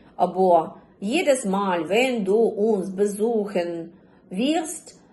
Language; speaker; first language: German; non-native, fluent; Ukrainian